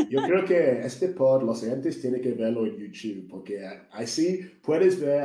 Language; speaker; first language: Spanish; non-native, fluent; English